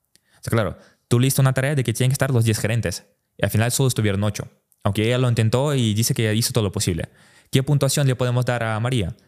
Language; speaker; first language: Spanish; early bilingual, other home language; Russian